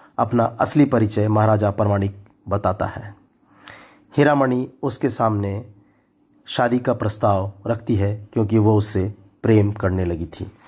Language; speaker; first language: Hindi; native; Hindi